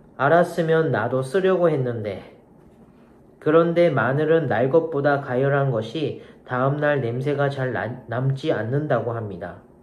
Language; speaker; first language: Korean; non-native, learner; Japanese